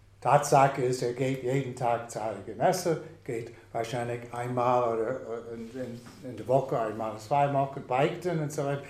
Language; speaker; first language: German; non-native, fluent; English